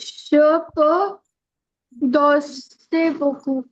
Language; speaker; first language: French; non-native, learner; Hindi